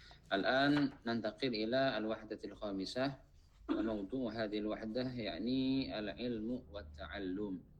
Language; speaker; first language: Arabic; non-native, fluent; Indonesian